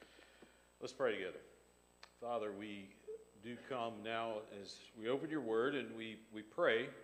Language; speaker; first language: English; native; English